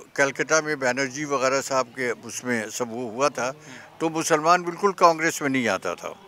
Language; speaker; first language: Hindi; native; Hindi